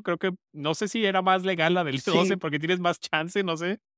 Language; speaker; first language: Spanish; native; Spanish